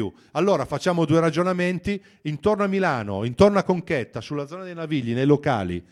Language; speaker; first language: Italian; native; Italian